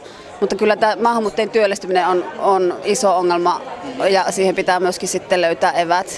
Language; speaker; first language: Finnish; native; Finnish